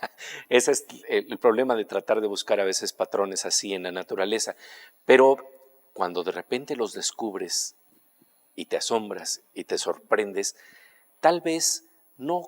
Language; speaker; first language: Spanish; native; Spanish